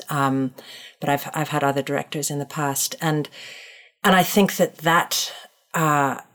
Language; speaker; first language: English; native; English